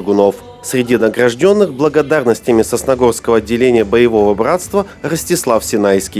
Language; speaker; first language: Russian; native; Russian